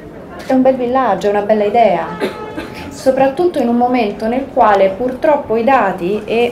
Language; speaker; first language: Italian; native; Italian